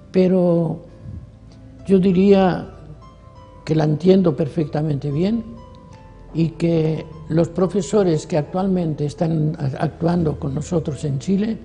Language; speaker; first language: Spanish; native; Spanish